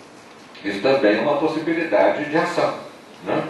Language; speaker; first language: Portuguese; native; Portuguese